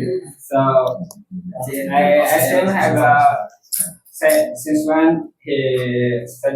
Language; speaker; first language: English; non-native, learner; Indonesian